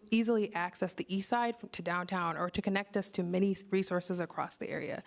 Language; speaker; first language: English; native; English